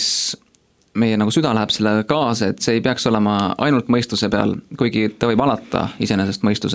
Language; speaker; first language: Estonian; native; Estonian